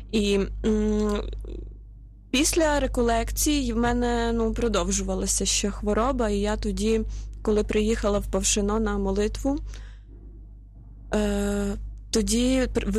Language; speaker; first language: Ukrainian; native; Ukrainian